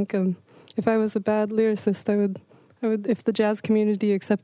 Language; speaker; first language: English; native; English